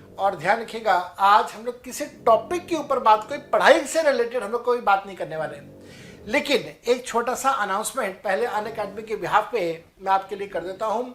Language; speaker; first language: Hindi; non-native, local second language; Punjabi